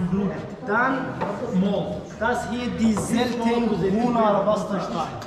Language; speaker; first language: German; non-native, learner; Arabic